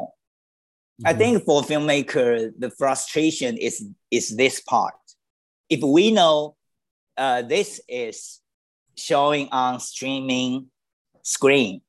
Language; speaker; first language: English; non-native, learner; Chinese